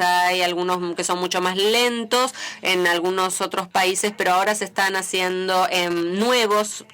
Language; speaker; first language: Spanish; native; Spanish